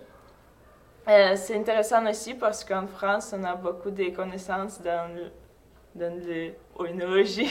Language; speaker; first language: French; non-native, fluent; Russian